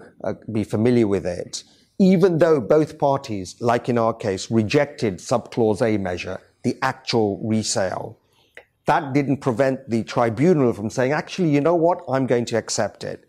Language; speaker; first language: English; native; English